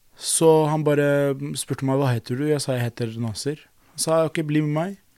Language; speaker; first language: Norwegian; non-native, fluent; Arabic